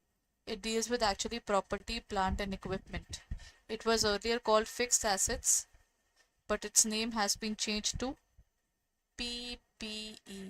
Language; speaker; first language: English; non-native, local second language; Hindi